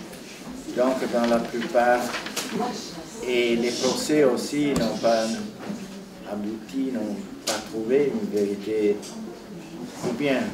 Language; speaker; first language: French; non-native, fluent; Italian